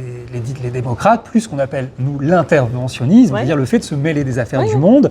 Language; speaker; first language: French; native; French